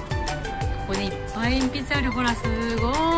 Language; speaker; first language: Japanese; native; Japanese